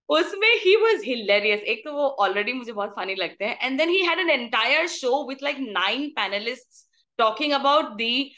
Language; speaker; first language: Hindi; native; Hindi